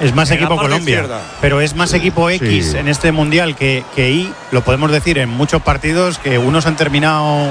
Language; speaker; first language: Spanish; native; Spanish